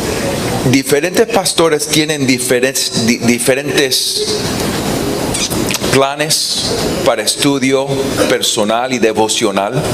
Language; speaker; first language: Spanish; non-native, fluent; English